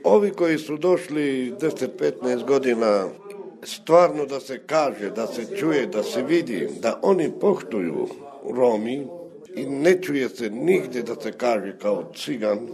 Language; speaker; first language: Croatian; non-native, local second language; Romany